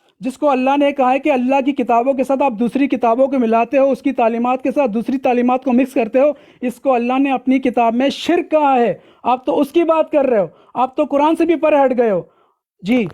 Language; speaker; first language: Urdu; native; Urdu